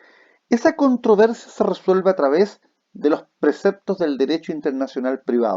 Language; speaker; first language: Spanish; native; Spanish